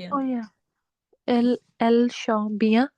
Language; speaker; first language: French; non-native, learner; English